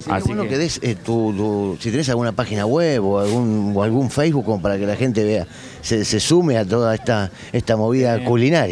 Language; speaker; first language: Spanish; native; Spanish